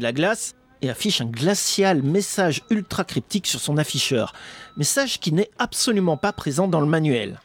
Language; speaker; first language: French; native; French